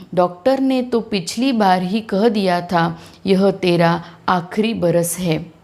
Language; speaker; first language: Hindi; non-native, local second language; Marathi